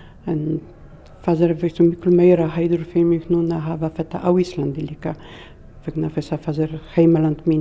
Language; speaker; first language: Icelandic; non-native, learner; Polish